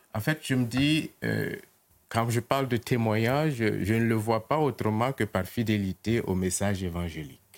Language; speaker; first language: French; non-native, local second language; Mossi